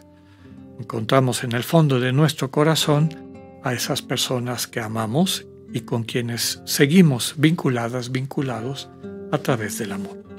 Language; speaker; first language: Spanish; native; Spanish